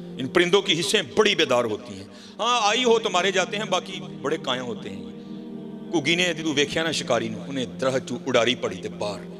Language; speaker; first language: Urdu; non-native, local second language; Punjabi